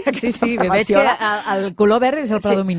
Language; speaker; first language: Catalan; native; Catalan